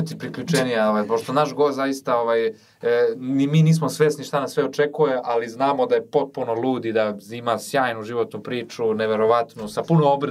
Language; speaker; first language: Serbian; native; Serbian